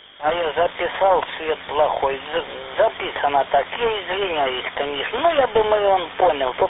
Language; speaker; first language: Russian; native; Russian